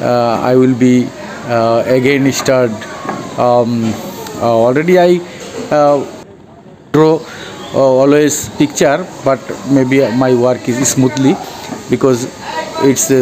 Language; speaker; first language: English; non-native, learner; Bangla